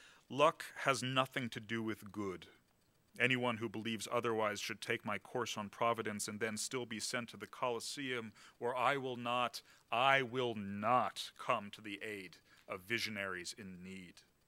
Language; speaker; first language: English; native; English